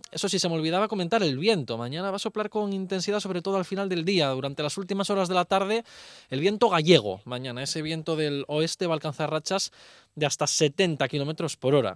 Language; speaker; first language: Spanish; native; Spanish